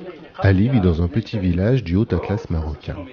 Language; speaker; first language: French; native; French